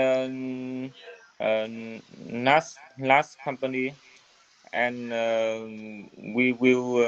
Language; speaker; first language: English; non-native, learner; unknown